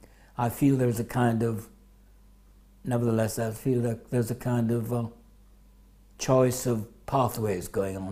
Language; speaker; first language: English; native; English